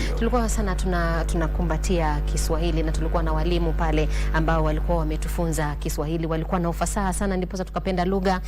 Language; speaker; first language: Swahili; non-native, local second language; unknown